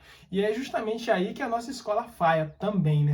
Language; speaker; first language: Portuguese; native; Portuguese